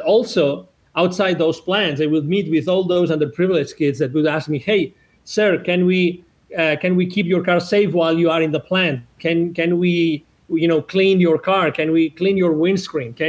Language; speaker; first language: English; non-native, fluent; Spanish